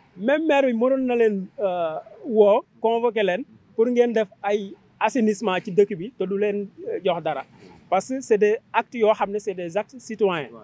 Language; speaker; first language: Wolof; non-native, local second language; Serer